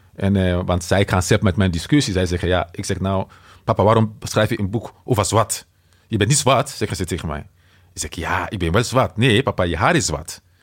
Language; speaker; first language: Dutch; non-native, fluent; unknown